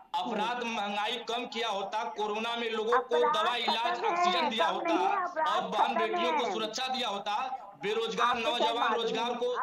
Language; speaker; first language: Hindi; native; Hindi